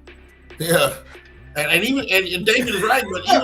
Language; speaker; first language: English; native; English